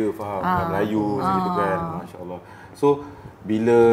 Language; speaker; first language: Malay; native; Malay